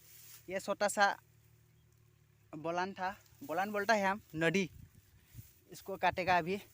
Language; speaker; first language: Hindi; non-native, local second language; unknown